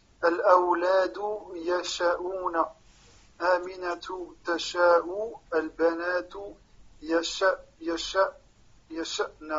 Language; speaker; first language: Arabic; non-native, learner; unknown